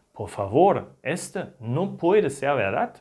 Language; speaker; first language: Spanish; non-native, fluent; German